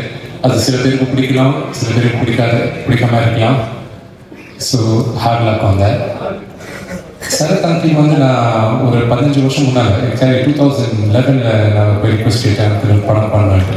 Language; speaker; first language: Tamil; non-native, local second language; Telugu